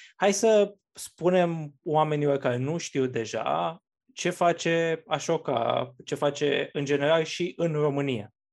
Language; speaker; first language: Romanian; native; Romanian